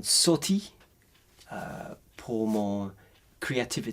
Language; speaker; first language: French; non-native, learner; English